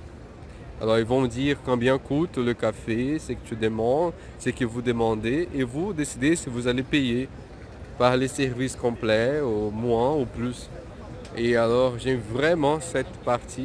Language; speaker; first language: French; non-native, fluent; Portuguese